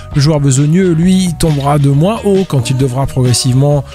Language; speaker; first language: French; native; French